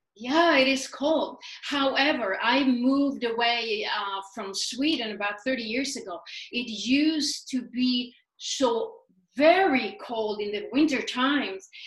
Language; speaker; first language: English; non-native, fluent; Swedish